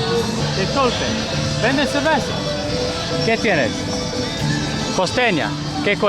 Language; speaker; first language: Spanish; non-native, learner; English